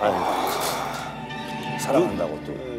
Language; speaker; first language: Korean; native; Korean